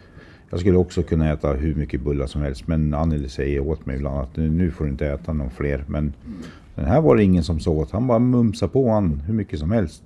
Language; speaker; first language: Swedish; native; Swedish